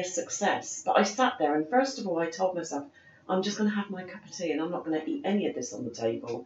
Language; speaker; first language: English; native; English